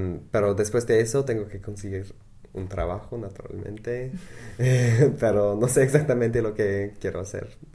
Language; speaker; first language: Spanish; non-native, fluent; English